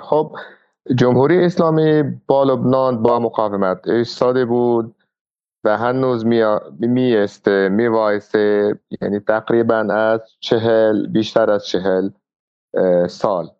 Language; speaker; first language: Persian; non-native, fluent; Arabic